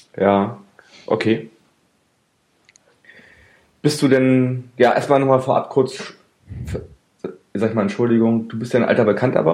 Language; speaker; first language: German; native; German